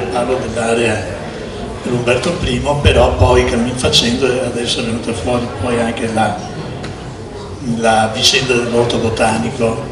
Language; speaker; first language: Italian; native; Italian